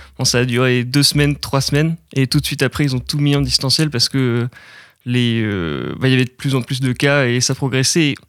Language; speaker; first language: French; native; French